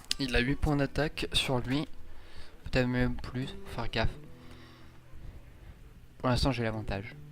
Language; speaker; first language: French; native; French